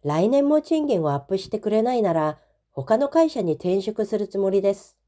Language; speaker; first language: Japanese; non-native, fluent; Korean